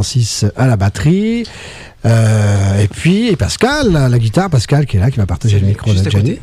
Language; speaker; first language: French; native; French